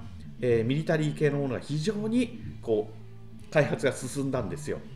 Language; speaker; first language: Japanese; native; Japanese